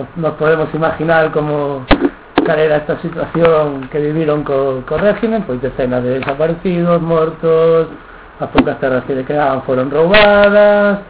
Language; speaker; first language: Spanish; non-native, local second language; Galician